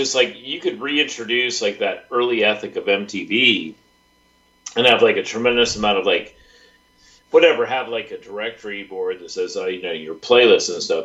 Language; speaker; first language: English; native; English